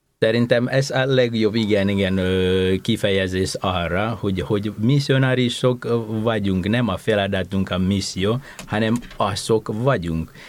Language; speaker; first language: Hungarian; non-native, fluent; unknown